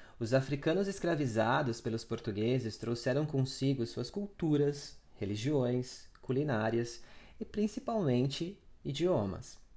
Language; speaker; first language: Portuguese; native; Portuguese